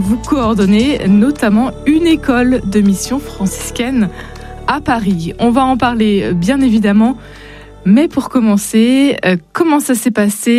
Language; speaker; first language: French; native; French